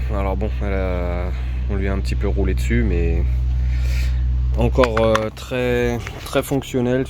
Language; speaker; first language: French; native; French